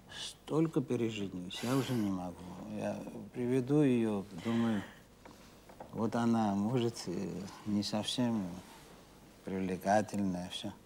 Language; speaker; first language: Russian; non-native, local second language; Georgian